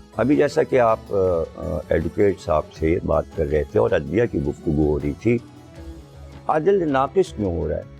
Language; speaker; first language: Urdu; native; Urdu